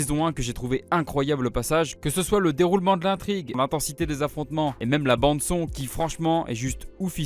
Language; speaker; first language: French; native; French